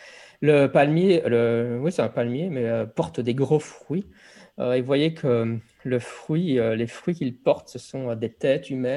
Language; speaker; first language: French; native; French